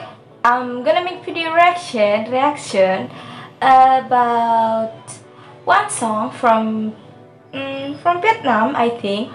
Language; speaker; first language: English; non-native, learner; Indonesian